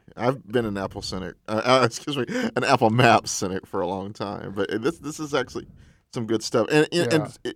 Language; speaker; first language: English; native; English